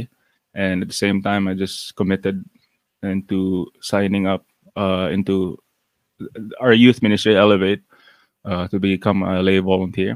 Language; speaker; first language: English; non-native, local second language; Cebuano